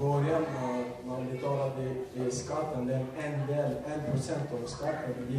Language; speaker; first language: Swedish; non-native, learner; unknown